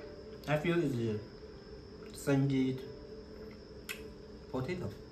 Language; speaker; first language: English; non-native, learner; Chinese